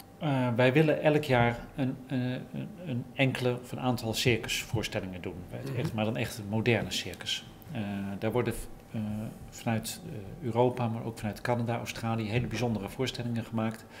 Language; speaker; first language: Dutch; native; Dutch